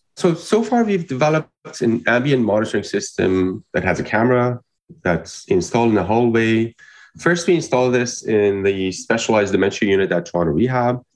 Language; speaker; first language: English; non-native, fluent; Persian